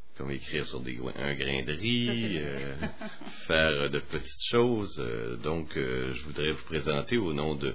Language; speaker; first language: French; native; French